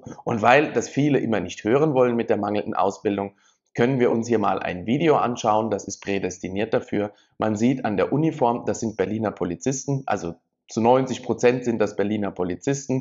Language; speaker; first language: German; native; German